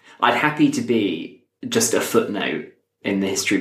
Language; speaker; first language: English; native; English